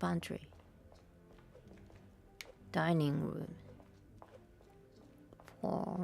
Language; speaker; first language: English; non-native, learner; Japanese